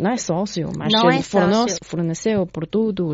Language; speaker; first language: Portuguese; non-native, fluent; Chinese